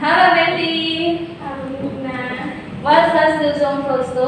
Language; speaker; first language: German; non-native, learner; Indonesian